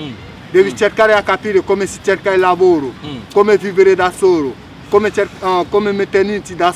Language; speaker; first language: Italian; non-native, fluent; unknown